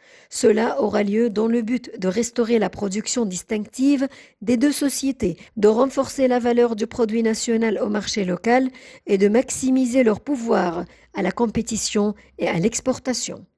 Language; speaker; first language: French; non-native, fluent; Arabic